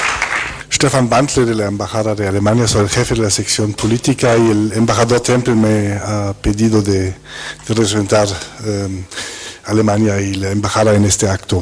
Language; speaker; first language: Spanish; non-native, fluent; German